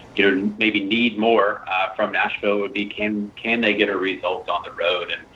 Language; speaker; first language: English; native; English